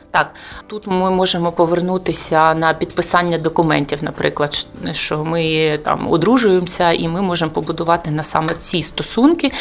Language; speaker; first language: Ukrainian; non-native, local second language; Russian